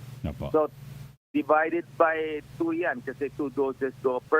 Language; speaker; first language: Filipino; native; Filipino